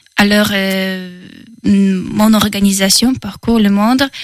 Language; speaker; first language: French; non-native, fluent; Polish